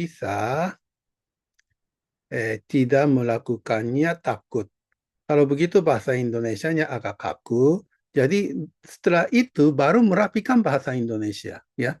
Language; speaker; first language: Indonesian; non-native, fluent; Japanese